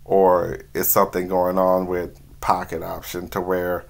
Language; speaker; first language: English; native; English